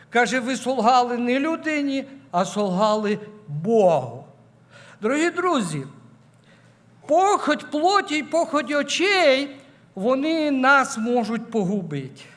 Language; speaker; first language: Ukrainian; native; Ukrainian